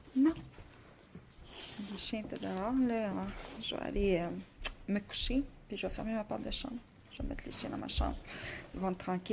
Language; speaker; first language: French; native; French